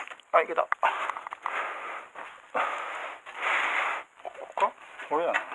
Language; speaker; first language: Japanese; native; Japanese